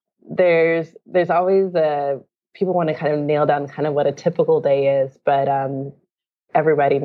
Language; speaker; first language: English; native; English